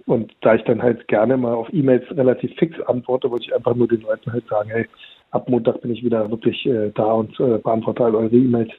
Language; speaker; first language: German; early bilingual, other home language; Turkish